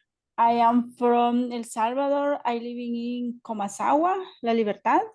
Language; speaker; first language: English; non-native, learner; Spanish